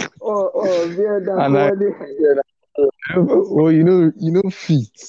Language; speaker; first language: English; non-native, local second language; Yoruba